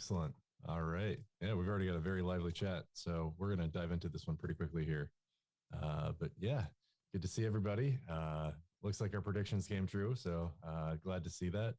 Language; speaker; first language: English; native; English